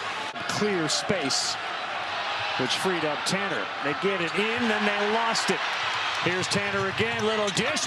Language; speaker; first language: English; native; English